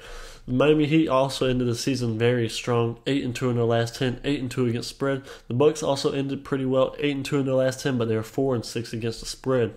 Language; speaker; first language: English; native; English